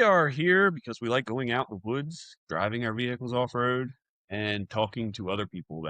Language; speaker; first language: English; native; English